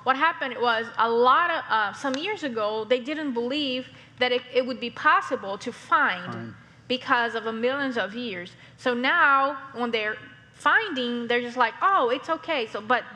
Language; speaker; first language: English; non-native, fluent; Portuguese